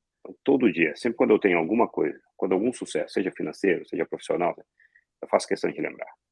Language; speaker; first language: Portuguese; early bilingual, other home language; Arabic